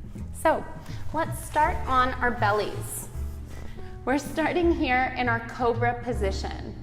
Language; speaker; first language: English; native; English